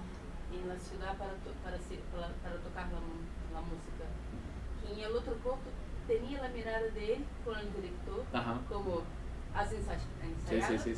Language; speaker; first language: Spanish; non-native, learner; Portuguese